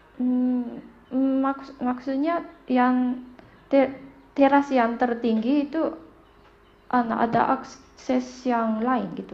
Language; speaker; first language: Indonesian; non-native, fluent; Japanese